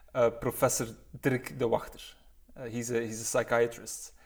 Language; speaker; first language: English; non-native, fluent; Dutch